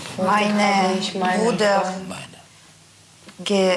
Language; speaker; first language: German; non-native, learner; Russian